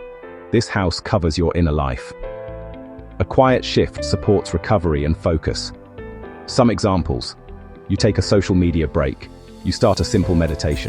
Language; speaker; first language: English; native; English